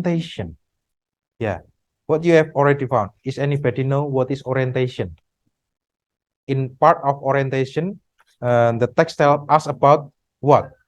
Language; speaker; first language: English; non-native, fluent; Indonesian